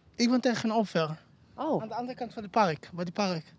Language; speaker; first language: Dutch; non-native, learner; Hebrew